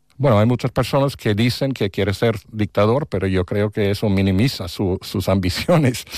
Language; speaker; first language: Spanish; non-native, fluent; English